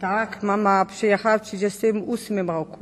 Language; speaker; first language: Polish; early bilingual, heritage; Polish